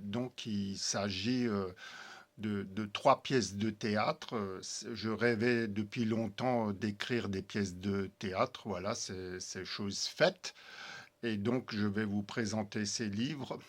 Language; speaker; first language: French; native; French